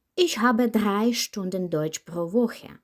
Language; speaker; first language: German; non-native, fluent; Ukrainian